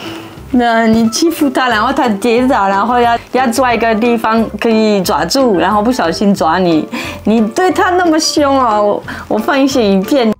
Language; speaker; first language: Chinese; non-native, fluent; French